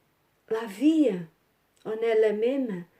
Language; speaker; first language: French; non-native, learner; Portuguese